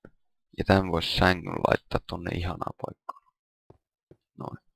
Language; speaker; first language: Finnish; native; Finnish